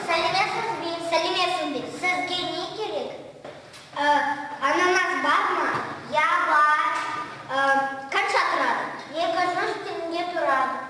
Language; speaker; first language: Kazakh; non-native, local second language; Russian